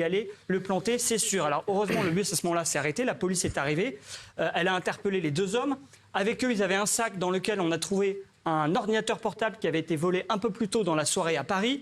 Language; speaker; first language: French; native; French